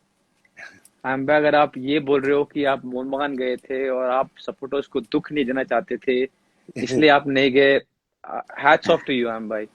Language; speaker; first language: Hindi; native; Hindi